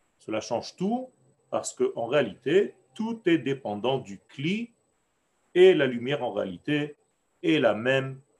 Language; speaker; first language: French; non-native, fluent; Hebrew